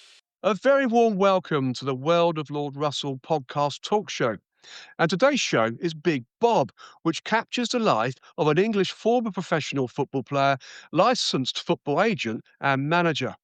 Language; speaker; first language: English; native; English